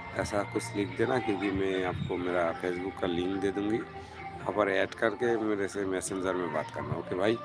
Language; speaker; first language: Hindi; non-native, fluent; Bangla